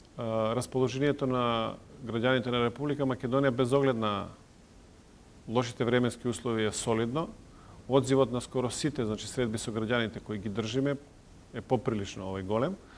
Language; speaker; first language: Macedonian; non-native, local second language; Serbian